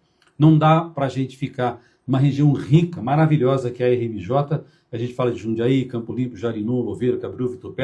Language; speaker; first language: Portuguese; native; Portuguese